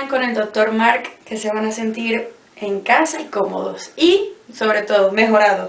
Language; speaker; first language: Spanish; native; Spanish